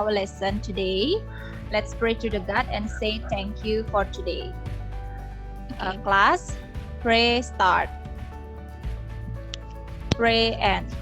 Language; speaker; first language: English; non-native, fluent; Indonesian